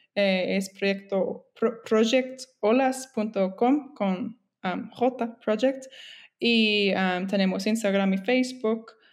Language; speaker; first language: Spanish; non-native, fluent; English